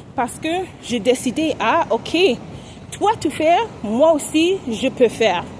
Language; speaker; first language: French; non-native, fluent; English